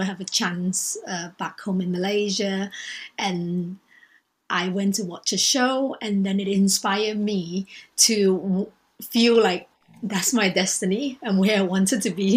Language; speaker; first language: English; non-native, local second language; Cantonese